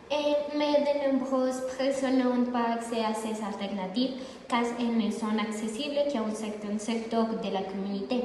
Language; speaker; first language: French; non-native, learner; Spanish